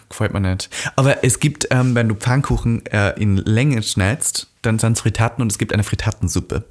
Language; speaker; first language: German; native; German